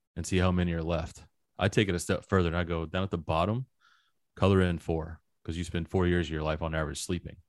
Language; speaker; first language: English; native; English